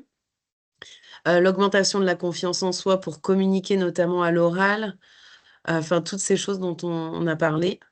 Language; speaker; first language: French; native; French